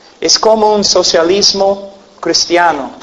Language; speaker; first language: Spanish; non-native, fluent; English